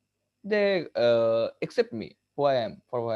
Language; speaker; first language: English; non-native, local second language; Bangla